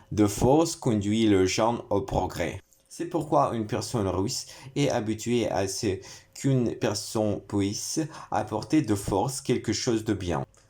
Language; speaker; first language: French; non-native, learner; Russian